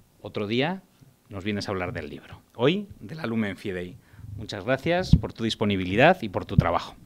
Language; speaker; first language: Spanish; native; Spanish